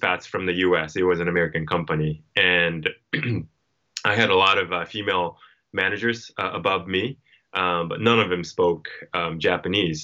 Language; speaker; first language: English; non-native, fluent; Japanese